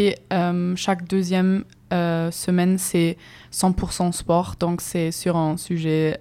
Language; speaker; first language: French; non-native, fluent; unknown